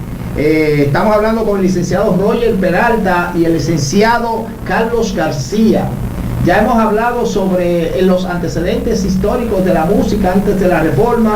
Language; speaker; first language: Spanish; native; Spanish